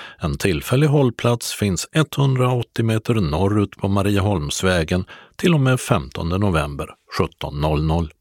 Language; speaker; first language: Swedish; native; Swedish